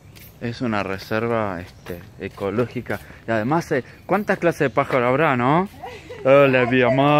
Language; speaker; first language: Spanish; native; Spanish